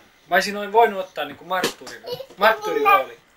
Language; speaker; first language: Finnish; native; Finnish